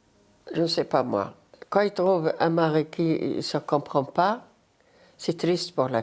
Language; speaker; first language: French; non-native, learner; Arabic